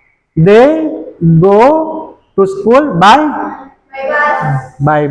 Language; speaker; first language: English; non-native, learner; Indonesian